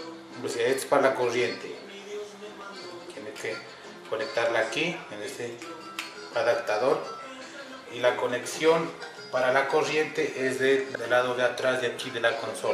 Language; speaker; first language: Spanish; native; Spanish